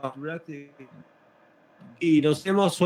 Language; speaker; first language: Spanish; native; Spanish